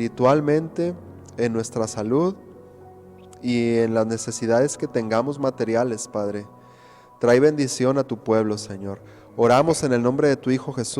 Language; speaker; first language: Spanish; native; Spanish